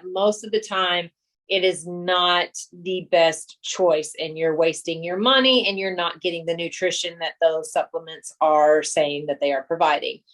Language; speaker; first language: English; native; English